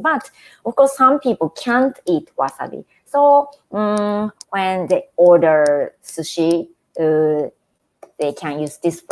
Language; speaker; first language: English; non-native, fluent; Japanese